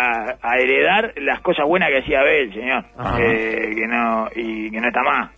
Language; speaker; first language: Spanish; native; Spanish